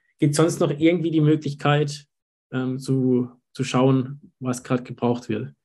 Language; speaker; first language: German; native; German